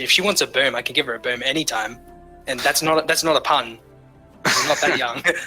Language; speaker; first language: English; native; English